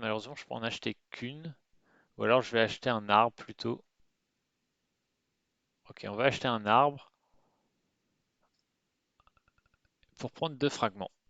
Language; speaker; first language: French; native; French